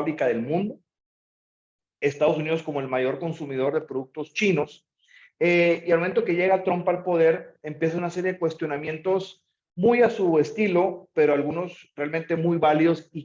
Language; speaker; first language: Spanish; native; Spanish